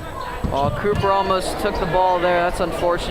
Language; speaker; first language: English; native; English